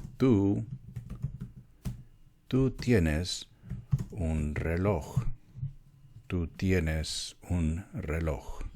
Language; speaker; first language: Spanish; early bilingual, heritage; Spanish